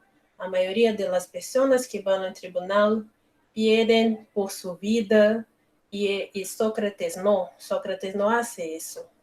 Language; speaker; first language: Spanish; non-native, learner; Portuguese